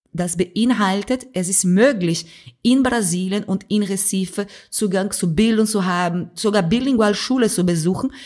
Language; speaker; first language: German; non-native, fluent; Portuguese